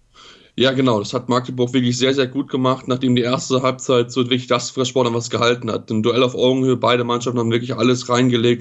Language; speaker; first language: German; native; German